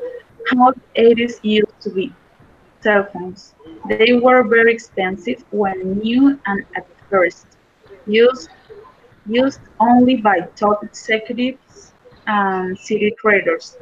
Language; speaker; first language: English; non-native, learner; Spanish